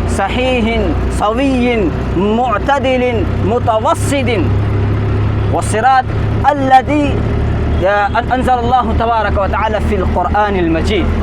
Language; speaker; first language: Arabic; non-native, fluent; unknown